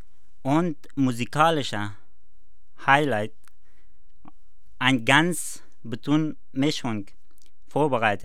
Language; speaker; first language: German; non-native, learner; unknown